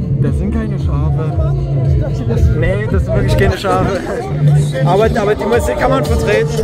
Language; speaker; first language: German; native; German